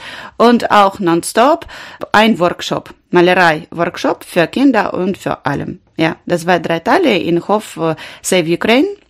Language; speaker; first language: German; non-native, learner; Ukrainian